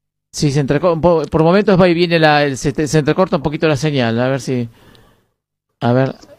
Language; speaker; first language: Spanish; native; Spanish